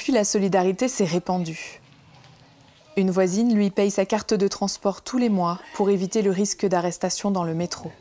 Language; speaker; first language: French; native; French